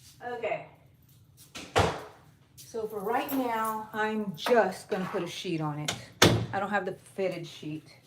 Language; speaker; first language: English; native; English